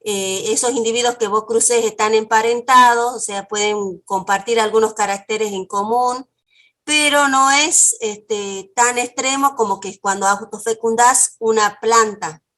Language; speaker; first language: Spanish; native; Spanish